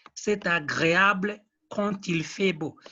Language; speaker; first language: French; non-native, fluent; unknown